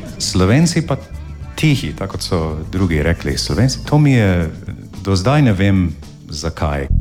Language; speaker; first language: Slovenian; non-native, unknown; English